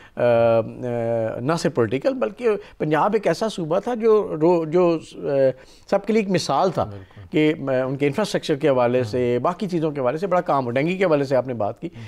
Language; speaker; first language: Urdu; non-native, local second language; Punjabi